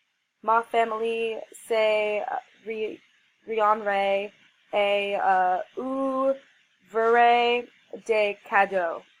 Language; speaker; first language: French; non-native, learner; English